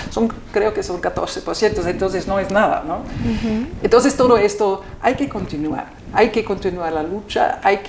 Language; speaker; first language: Spanish; non-native, fluent; German